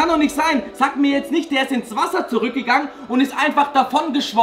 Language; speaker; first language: German; native; German